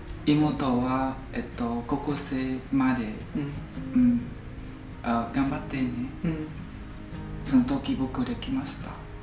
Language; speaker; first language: Japanese; non-native, learner; Vietnamese